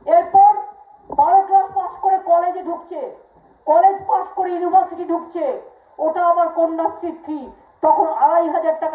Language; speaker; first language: Bangla; native; Bangla